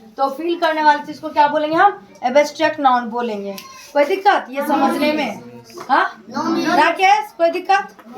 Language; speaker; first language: Hindi; native; Hindi